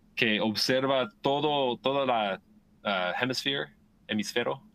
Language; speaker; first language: Spanish; non-native, fluent; English